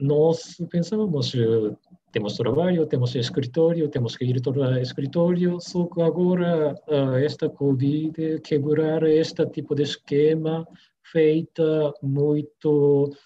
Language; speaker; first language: Portuguese; non-native, learner; Japanese